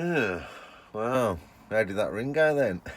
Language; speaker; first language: English; native; English